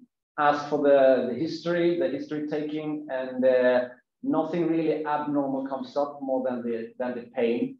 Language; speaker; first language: English; non-native, fluent; Swedish